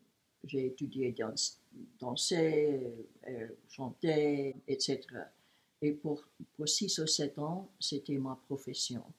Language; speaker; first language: French; non-native, learner; English